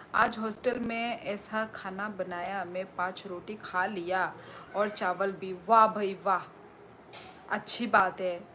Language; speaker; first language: Hindi; non-native, local second language; Kok Borok